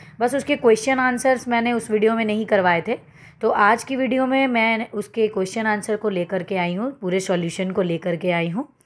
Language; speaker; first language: Hindi; native; Hindi